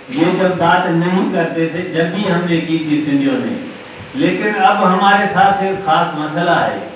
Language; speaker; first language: Urdu; non-native, local second language; Sindhi